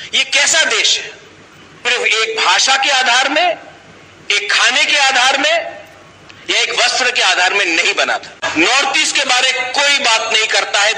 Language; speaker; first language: Hindi; non-native, local second language; Kok Borok